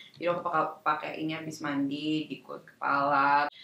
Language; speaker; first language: Indonesian; early bilingual, heritage; Indonesian